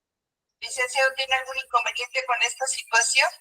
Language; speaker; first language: Spanish; native; Spanish